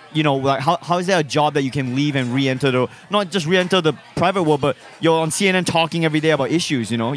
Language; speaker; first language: English; non-native, local second language; Chinese